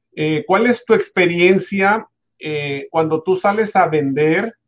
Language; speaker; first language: Spanish; native; Spanish